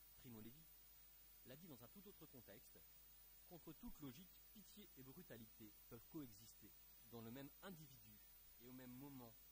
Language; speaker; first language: French; native; French